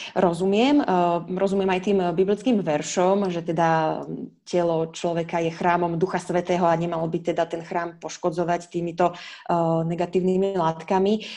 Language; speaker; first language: Slovak; native; Slovak